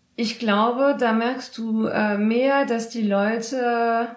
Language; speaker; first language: German; non-native, fluent; French